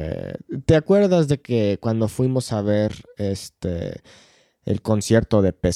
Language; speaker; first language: Spanish; non-native, fluent; English